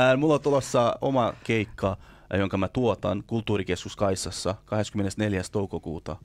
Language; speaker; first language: Finnish; early bilingual, other home language; Kurdish